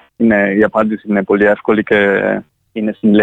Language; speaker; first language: Greek; non-native, fluent; Italian